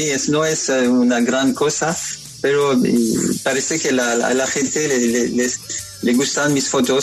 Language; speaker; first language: Spanish; non-native, learner; French